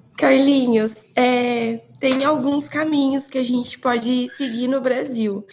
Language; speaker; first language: Portuguese; native; Portuguese